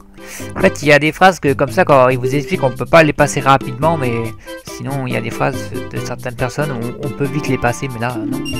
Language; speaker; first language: French; native; French